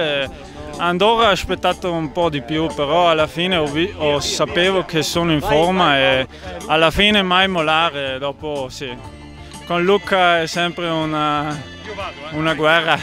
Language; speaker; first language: Italian; non-native, local second language; German